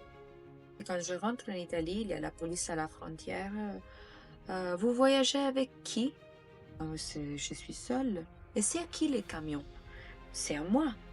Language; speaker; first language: French; non-native, fluent; Italian